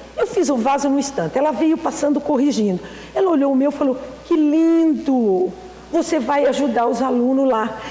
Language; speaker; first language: Portuguese; native; Portuguese